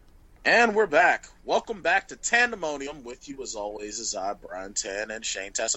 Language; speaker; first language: English; native; English